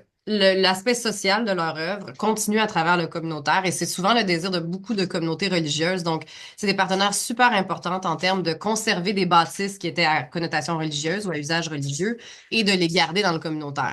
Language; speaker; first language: French; native; French